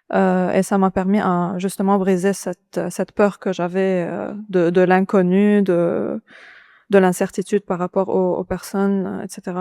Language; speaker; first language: French; non-native, local second language; Arabic